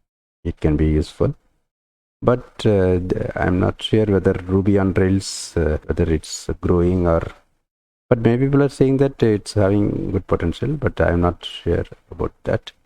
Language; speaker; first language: English; non-native, local second language; Tamil